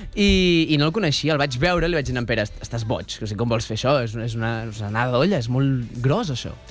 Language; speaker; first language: Catalan; native; Catalan